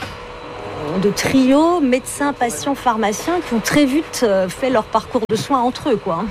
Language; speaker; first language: French; native; French